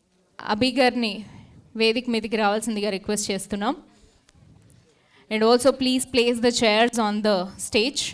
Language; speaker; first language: Telugu; native; Telugu